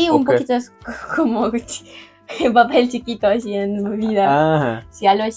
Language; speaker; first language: Spanish; non-native, learner; Ukrainian